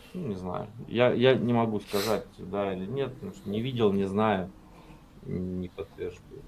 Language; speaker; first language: Russian; native; Russian